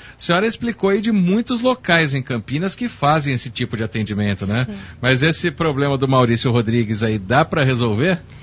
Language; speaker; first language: Portuguese; native; Portuguese